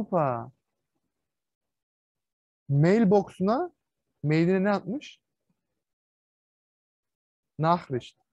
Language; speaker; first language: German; non-native, fluent; Turkish